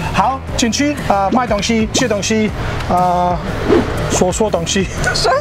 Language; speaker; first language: Chinese; non-native, learner; English